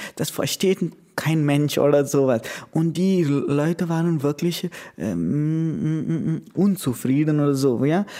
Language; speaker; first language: German; non-native, learner; Konkani